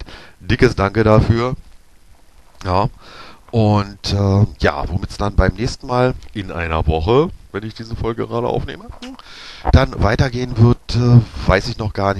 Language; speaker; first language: German; native; German